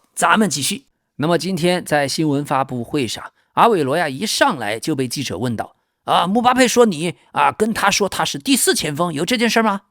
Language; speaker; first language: Chinese; native; Chinese